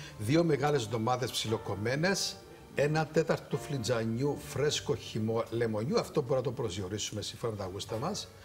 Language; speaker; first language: Greek; native; Greek